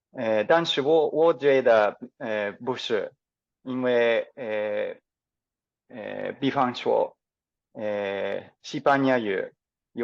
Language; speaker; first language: Chinese; non-native, fluent; English